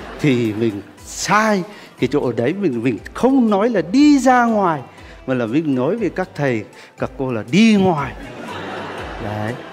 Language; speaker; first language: Vietnamese; non-native, fluent; Turkish